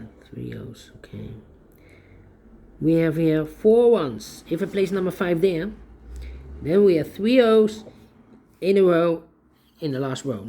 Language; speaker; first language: English; non-native, fluent; Dutch